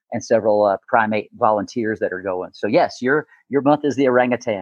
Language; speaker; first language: English; native; English